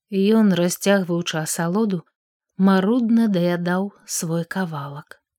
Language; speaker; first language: Belarusian; native; Belarusian